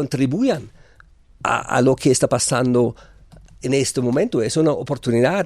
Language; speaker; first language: Spanish; non-native, fluent; German